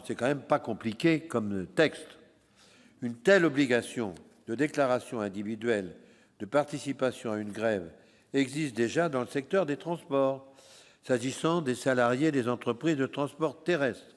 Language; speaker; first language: French; native; French